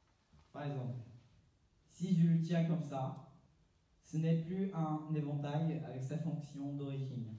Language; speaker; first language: French; non-native, fluent; Japanese